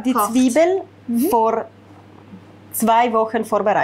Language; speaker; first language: German; non-native, fluent; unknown